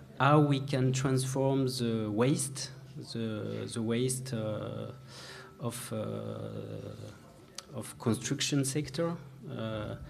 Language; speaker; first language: English; non-native, learner; French